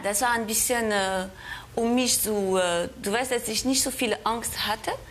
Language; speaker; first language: German; non-native, fluent; French